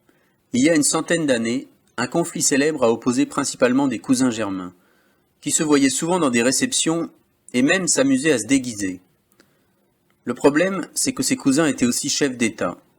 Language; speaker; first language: French; native; French